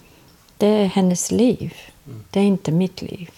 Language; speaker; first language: Swedish; non-native, fluent; English